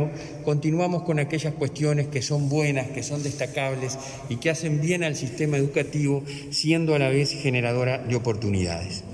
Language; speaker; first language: Spanish; native; Spanish